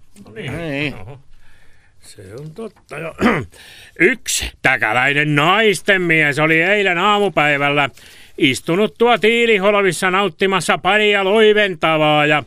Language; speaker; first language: Finnish; native; Finnish